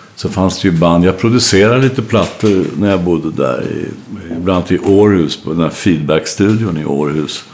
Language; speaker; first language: Swedish; native; Swedish